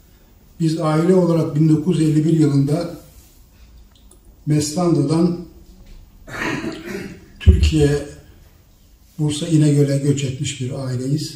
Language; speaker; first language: Turkish; native; Turkish